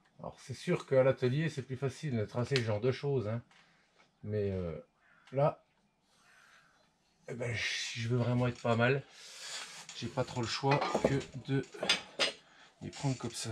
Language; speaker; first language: French; native; French